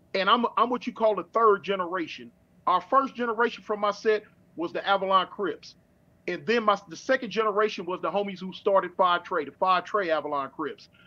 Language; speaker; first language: English; native; English